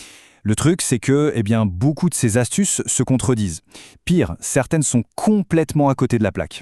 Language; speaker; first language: French; native; French